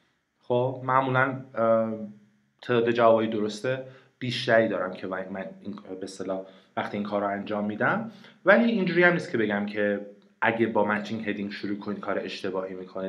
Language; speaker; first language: Persian; native; Persian